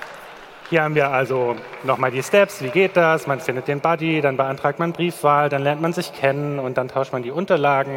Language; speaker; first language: German; native; German